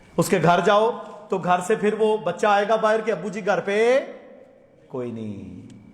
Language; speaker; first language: Urdu; non-native, local second language; Punjabi